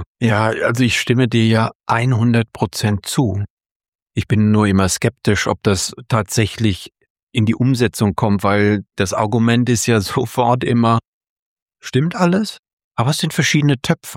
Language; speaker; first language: German; native; German